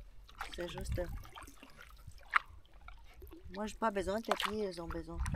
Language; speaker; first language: French; non-native, learner; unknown